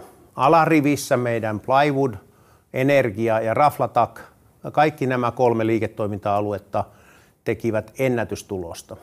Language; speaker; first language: Finnish; native; Finnish